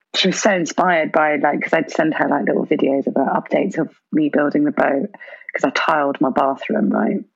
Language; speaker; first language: English; native; English